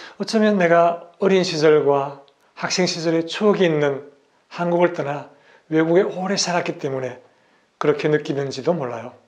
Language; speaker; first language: Korean; native; Korean